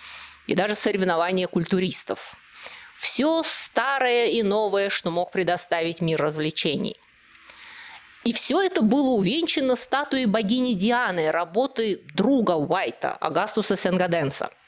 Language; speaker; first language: Russian; native; Russian